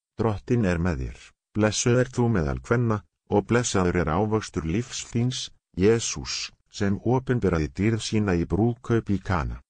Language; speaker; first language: Icelandic; non-native, learner; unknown